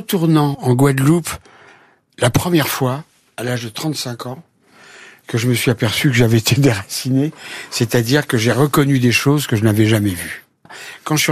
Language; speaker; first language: French; native; French